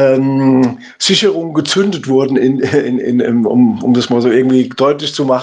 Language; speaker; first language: German; native; German